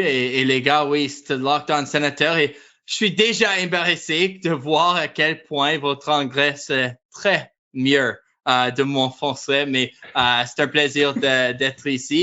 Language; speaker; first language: French; non-native, learner; English